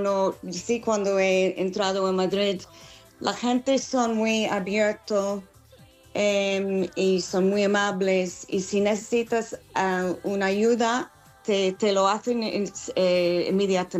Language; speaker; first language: Spanish; non-native, learner; English